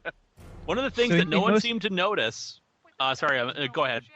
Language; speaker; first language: English; native; English